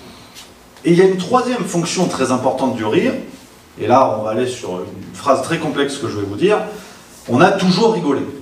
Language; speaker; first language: French; native; French